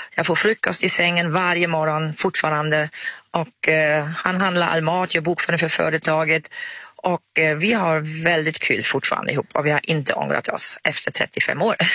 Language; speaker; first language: Swedish; non-native, fluent; German